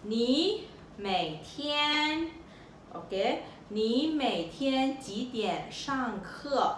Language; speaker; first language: Chinese; non-native, local second language; Malay